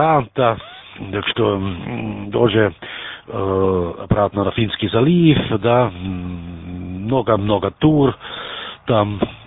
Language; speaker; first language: Russian; non-native, learner; German